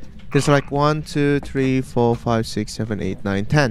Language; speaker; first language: English; non-native, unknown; Indonesian